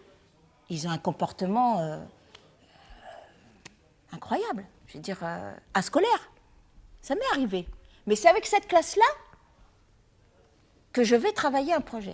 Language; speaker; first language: French; native; French